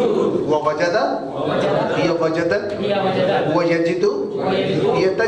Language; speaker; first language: Arabic; non-native, fluent; Hindi